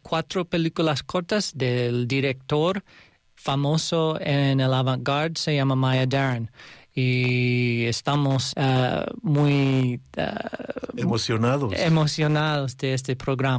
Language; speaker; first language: Spanish; non-native, learner; English